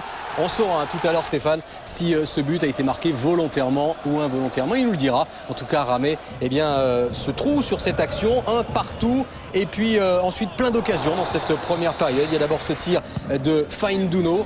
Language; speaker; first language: French; native; French